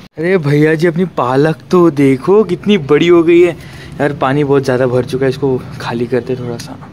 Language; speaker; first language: Hindi; non-native, local second language; Marathi